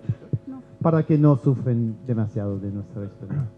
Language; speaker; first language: Spanish; non-native, learner; English